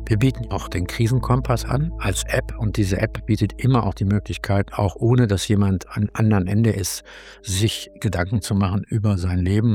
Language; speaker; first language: German; native; German